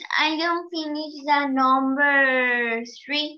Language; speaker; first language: English; non-native, learner; Spanish